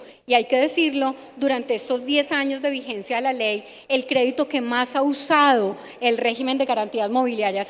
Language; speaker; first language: Spanish; native; Spanish